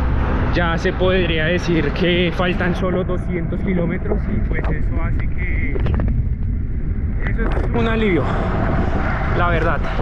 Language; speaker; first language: Spanish; native; Spanish